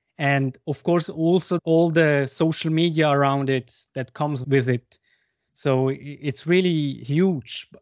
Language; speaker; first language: English; non-native, fluent; Swiss German